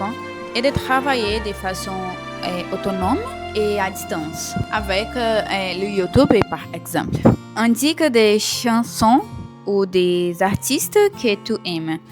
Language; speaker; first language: French; non-native, learner; Portuguese